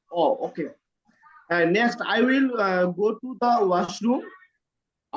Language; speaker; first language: English; non-native, learner; Bangla